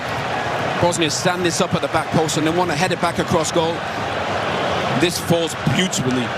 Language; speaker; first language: English; native; English